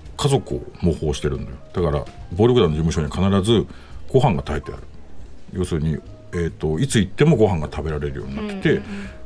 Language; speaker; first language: Japanese; native; Japanese